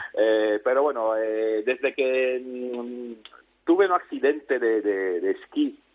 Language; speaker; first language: Spanish; non-native, fluent; Dutch